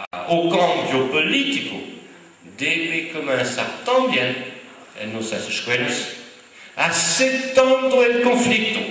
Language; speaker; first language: Spanish; non-native, fluent; French